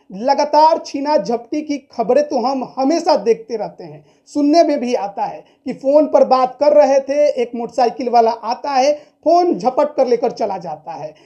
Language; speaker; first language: Hindi; native; Hindi